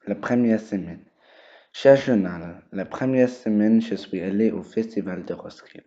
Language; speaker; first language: French; non-native, learner; Danish